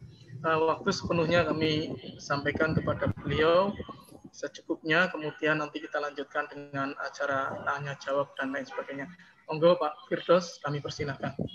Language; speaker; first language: Indonesian; native; Indonesian